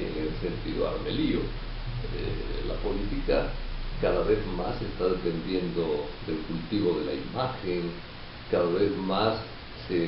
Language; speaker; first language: Spanish; native; Spanish